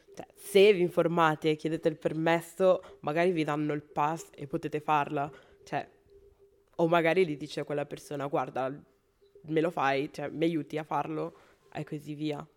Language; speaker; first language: Italian; non-native, fluent; Spanish